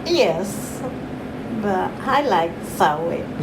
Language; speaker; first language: English; non-native, learner; Spanish